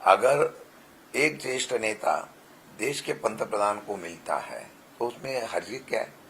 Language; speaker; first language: Hindi; non-native, local second language; Marathi